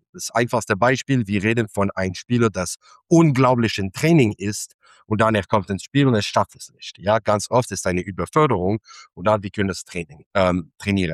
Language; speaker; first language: German; non-native, fluent; English